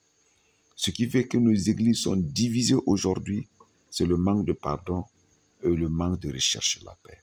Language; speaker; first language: French; non-native, local second language; Mossi